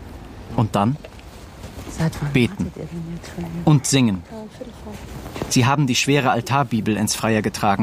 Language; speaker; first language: German; native; German